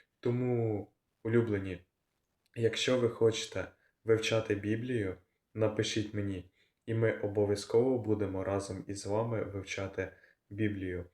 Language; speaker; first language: Ukrainian; non-native, local second language; Russian